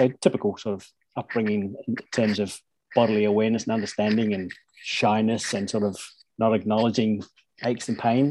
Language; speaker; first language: English; native; English